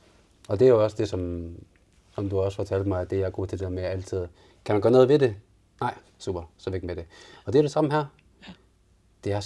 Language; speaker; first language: Danish; native; Danish